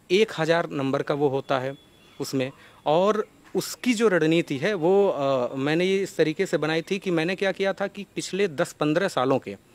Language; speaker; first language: Hindi; native; Hindi